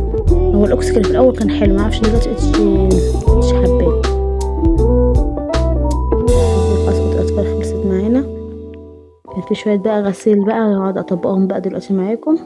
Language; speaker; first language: Arabic; native; Arabic